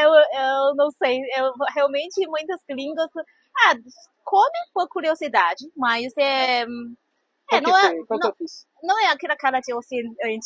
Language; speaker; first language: Portuguese; non-native, fluent; Chinese